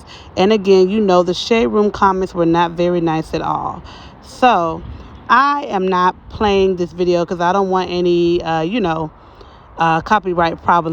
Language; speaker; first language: English; native; English